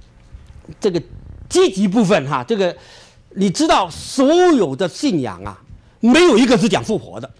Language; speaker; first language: Chinese; native; Chinese